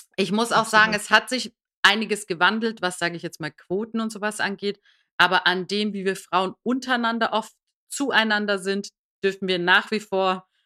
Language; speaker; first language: German; early bilingual, other home language; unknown